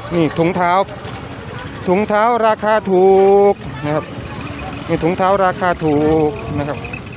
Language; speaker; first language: Thai; native; Thai